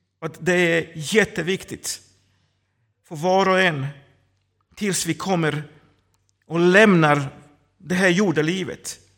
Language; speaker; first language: Swedish; non-native, fluent; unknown